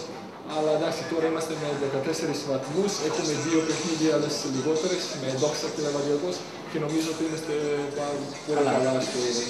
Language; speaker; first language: Greek; non-native, fluent; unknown